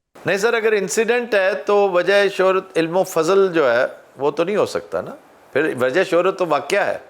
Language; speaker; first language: Urdu; non-native, local second language; Punjabi